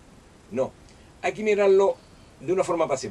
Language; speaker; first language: Spanish; native; Spanish